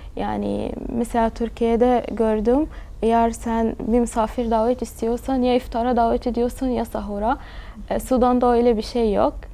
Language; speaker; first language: Turkish; early bilingual, other home language; Arabic